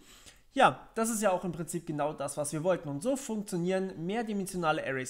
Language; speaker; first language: German; native; German